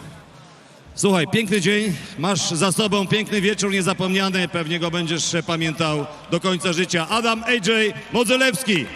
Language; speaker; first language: Polish; native; Polish